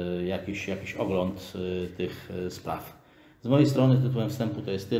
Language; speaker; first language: Polish; native; Polish